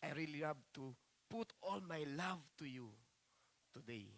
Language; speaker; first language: English; non-native, local second language; Filipino